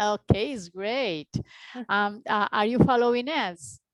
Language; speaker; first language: English; non-native, fluent; Spanish